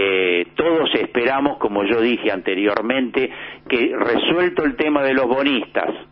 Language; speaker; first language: Spanish; native; Spanish